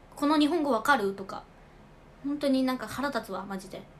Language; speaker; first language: Japanese; native; Japanese